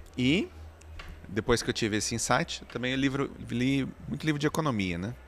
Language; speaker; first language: Portuguese; native; Portuguese